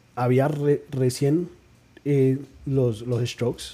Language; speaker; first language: Spanish; early bilingual, heritage; Spanish